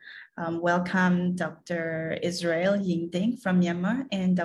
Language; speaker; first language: English; non-native, fluent; Khmer